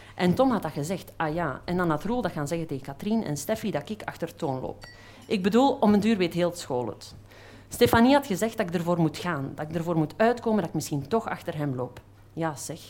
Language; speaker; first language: Dutch; native; Dutch